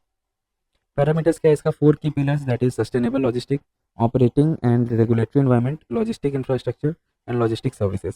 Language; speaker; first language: English; non-native, local second language; Hindi